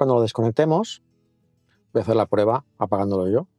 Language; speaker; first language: Spanish; native; Spanish